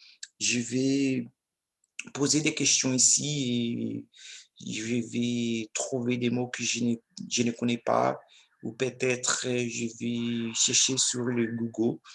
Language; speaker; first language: French; non-native, learner; Portuguese